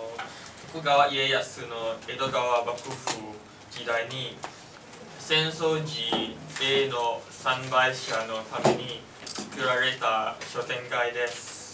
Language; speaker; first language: Japanese; non-native, learner; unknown